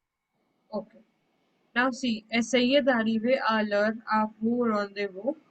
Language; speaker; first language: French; non-native, learner; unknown